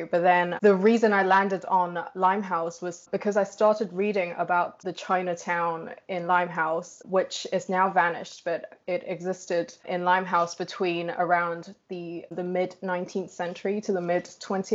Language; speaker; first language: English; non-native, local second language; Cantonese